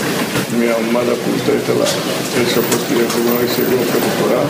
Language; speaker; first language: Greek; non-native, fluent; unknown